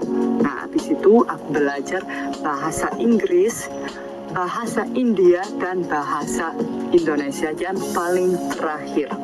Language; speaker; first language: Indonesian; non-native, fluent; Spanish